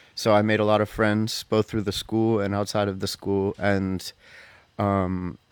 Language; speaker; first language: English; native; English